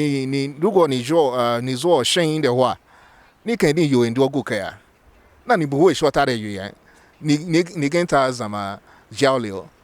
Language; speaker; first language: Chinese; non-native, fluent; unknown